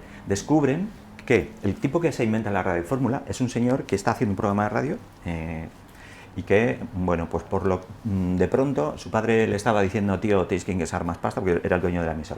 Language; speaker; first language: Spanish; native; Spanish